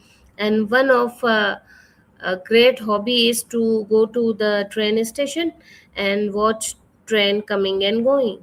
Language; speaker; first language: English; non-native, fluent; Urdu